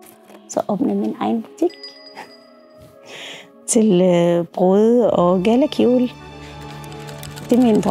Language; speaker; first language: Danish; non-native, fluent; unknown